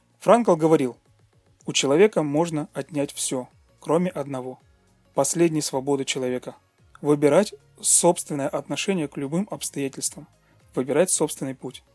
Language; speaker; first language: Russian; native; Russian